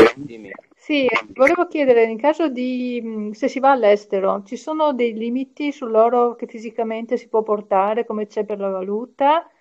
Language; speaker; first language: Italian; non-native, fluent; German